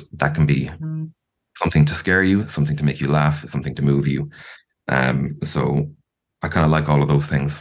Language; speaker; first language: English; native; English